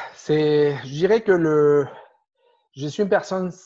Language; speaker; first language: French; non-native, fluent; Spanish